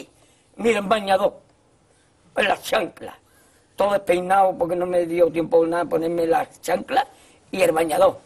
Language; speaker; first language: Spanish; native; Spanish